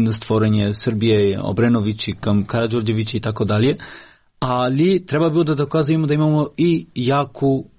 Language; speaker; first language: Croatian; non-native, fluent; Albanian